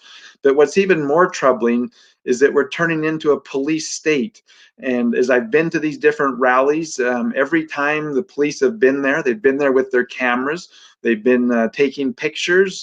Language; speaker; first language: English; native; English